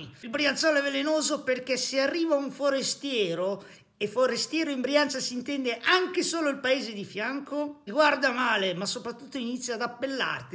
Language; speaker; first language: Italian; native; Italian